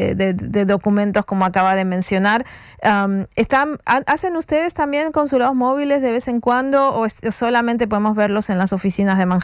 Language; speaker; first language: Spanish; native; Spanish